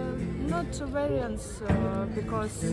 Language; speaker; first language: English; non-native, learner; Russian